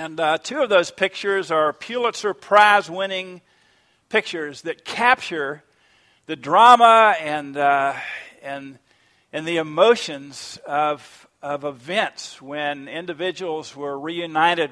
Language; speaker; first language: English; native; English